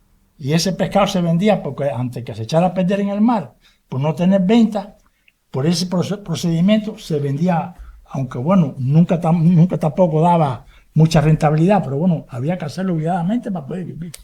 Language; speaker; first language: Spanish; early bilingual, heritage; Spanish